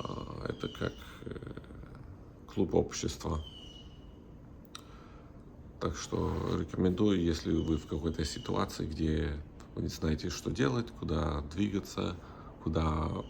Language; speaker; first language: Russian; early bilingual, heritage; Russian